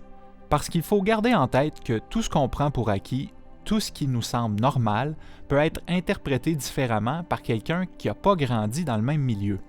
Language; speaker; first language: French; native; French